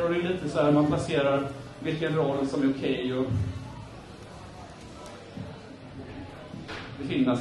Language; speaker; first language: Swedish; native; Swedish